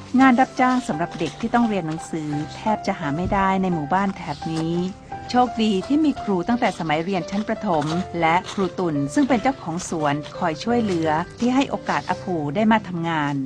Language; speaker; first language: Thai; native; Thai